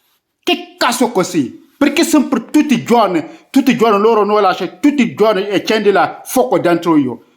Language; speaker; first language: Italian; non-native, learner; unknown